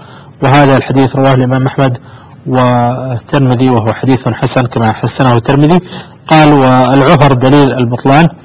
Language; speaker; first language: Arabic; native; Arabic